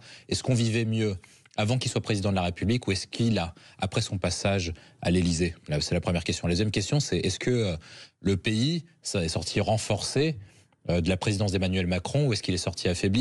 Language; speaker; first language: French; native; French